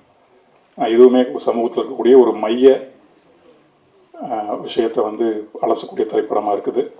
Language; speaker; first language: Tamil; native; Tamil